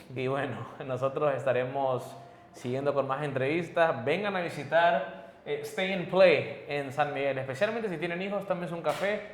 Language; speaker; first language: Spanish; early bilingual, heritage; Spanish